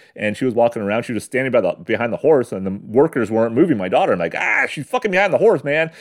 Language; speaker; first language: English; native; English